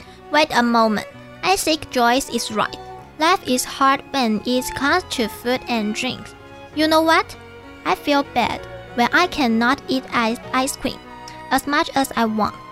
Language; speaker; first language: English; non-native, learner; Chinese